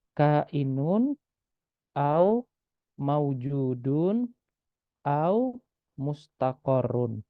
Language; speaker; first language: Arabic; non-native, fluent; Indonesian